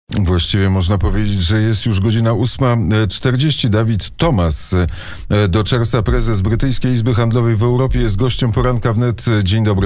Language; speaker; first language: Polish; native; Polish